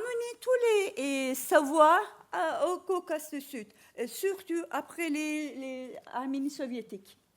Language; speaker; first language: French; non-native, learner; Turkish